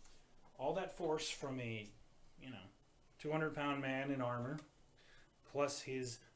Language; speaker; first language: English; native; English